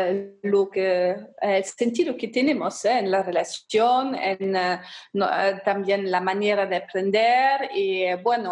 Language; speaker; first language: Spanish; non-native, fluent; German